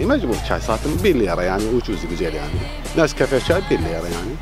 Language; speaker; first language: Turkish; non-native, learner; Arabic